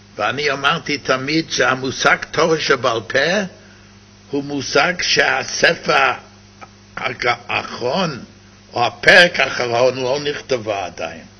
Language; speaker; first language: Hebrew; non-native, fluent; English